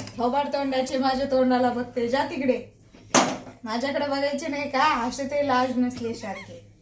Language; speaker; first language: Marathi; non-native, local second language; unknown